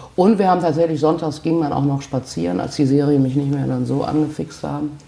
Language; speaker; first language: German; native; German